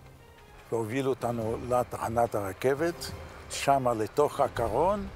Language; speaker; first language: Hebrew; non-native, fluent; Yiddish